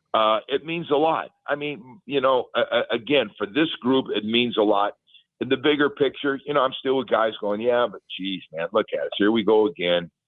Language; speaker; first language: English; native; English